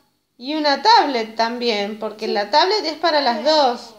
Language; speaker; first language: Spanish; native; Spanish